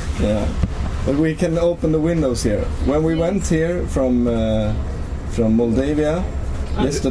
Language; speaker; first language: English; non-native, fluent; Swedish